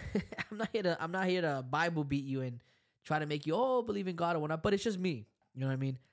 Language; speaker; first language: English; early bilingual, other home language; Spanish